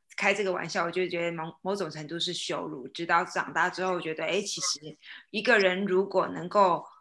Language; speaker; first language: Chinese; native; Chinese